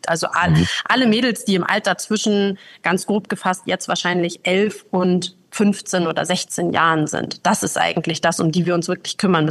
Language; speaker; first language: German; native; German